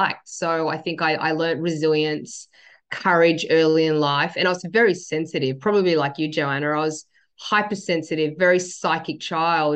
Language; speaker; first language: English; native; English